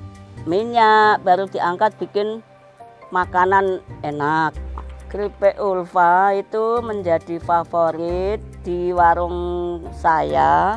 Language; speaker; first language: Indonesian; non-native, local second language; Javanese